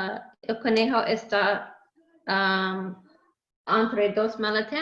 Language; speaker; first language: Spanish; non-native, learner; English